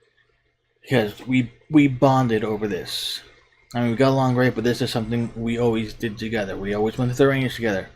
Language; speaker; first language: English; native; English